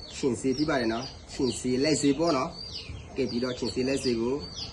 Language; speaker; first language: Burmese; non-native, local second language; S'gaw Karen